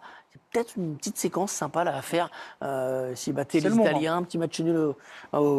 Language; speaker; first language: French; native; French